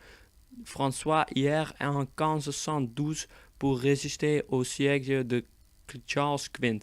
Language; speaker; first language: French; non-native, learner; Dutch